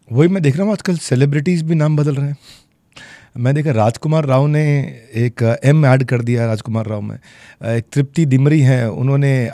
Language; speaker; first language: Hindi; native; Hindi